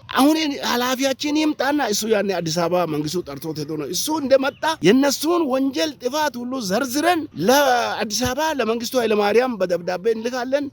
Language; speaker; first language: Amharic; non-native, local second language; Oromo